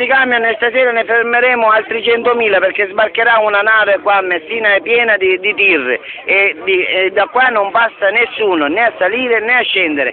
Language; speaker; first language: Italian; native; Italian